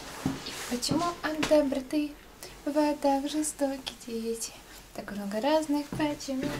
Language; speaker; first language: Russian; native; Russian